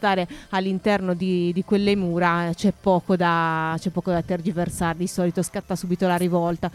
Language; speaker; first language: Italian; native; Italian